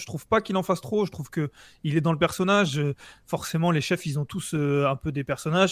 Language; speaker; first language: French; native; French